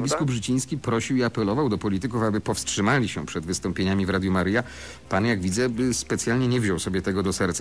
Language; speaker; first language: Polish; native; Polish